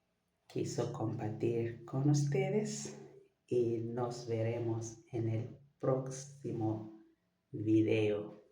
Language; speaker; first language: Spanish; non-native, fluent; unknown